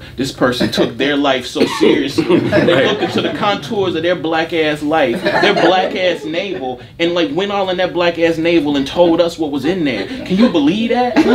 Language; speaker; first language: English; native; English